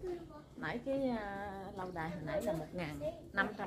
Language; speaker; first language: Vietnamese; native; Vietnamese